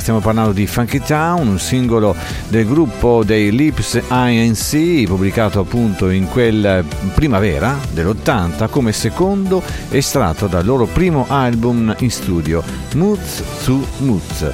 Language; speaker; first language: Italian; native; Italian